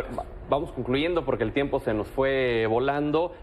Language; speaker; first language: Spanish; native; Spanish